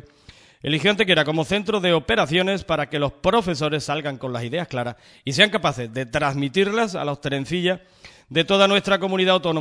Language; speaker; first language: Spanish; native; Spanish